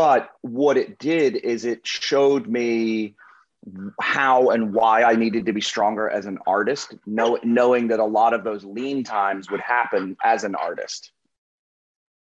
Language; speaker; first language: English; native; English